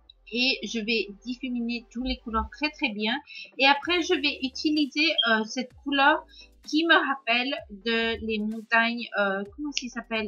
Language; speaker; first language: French; non-native, learner; Spanish